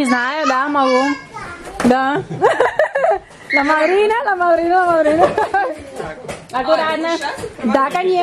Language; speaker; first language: Russian; non-native, learner; Spanish